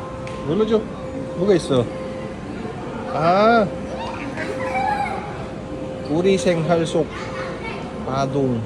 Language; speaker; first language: Korean; non-native, learner; Filipino